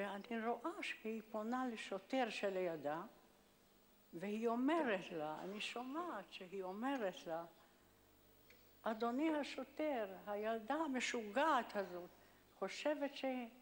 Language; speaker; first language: Hebrew; non-native, fluent; Hungarian